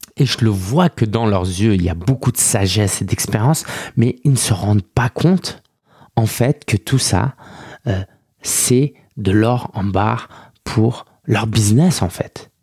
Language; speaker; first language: French; early bilingual, other home language; Chinese